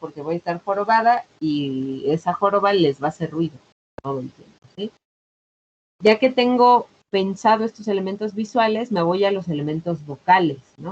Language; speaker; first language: Spanish; native; Spanish